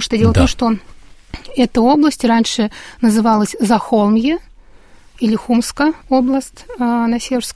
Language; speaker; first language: Russian; native; Russian